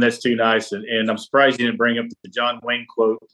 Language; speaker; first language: English; native; English